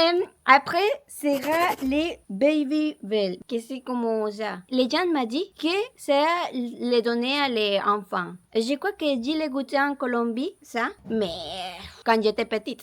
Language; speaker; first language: French; non-native, learner; Spanish